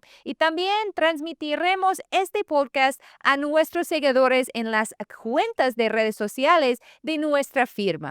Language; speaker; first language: Spanish; non-native, fluent; English